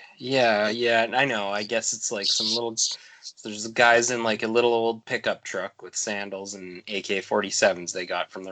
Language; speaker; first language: English; native; English